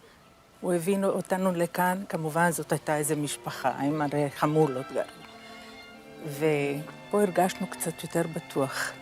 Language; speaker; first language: Hebrew; early bilingual, other home language; Croatian